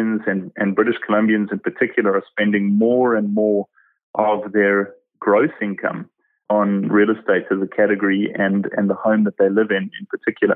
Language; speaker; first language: English; native; English